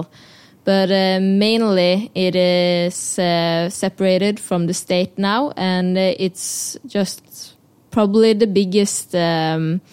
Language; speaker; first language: English; non-native, fluent; Norwegian